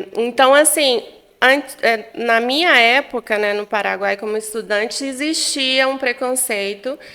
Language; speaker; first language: Portuguese; non-native, fluent; Guarani